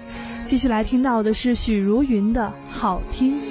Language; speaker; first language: Chinese; native; Chinese